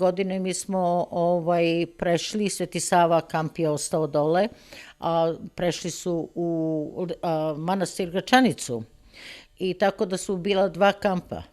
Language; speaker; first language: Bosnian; early bilingual, heritage; Serbian